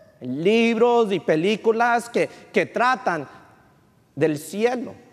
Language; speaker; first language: Spanish; early bilingual, heritage; Spanish